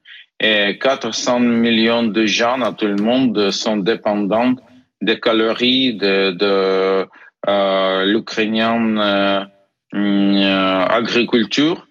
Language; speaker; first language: French; non-native, learner; Ukrainian